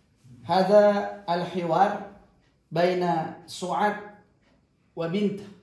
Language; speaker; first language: Arabic; non-native, fluent; Indonesian